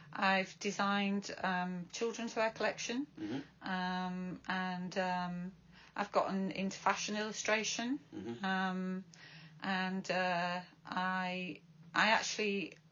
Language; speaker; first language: English; native; English